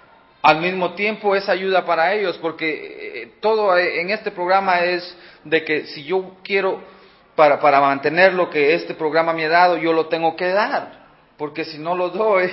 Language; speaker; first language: Spanish; early bilingual, heritage; Spanish